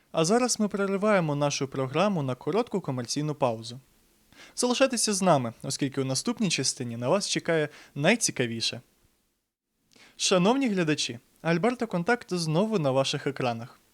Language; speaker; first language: Ukrainian; native; Ukrainian